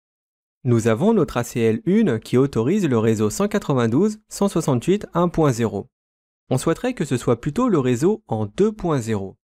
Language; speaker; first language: French; native; French